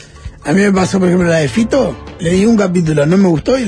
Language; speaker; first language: Spanish; native; Spanish